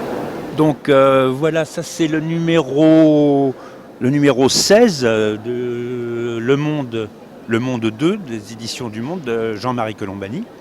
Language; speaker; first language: French; native; French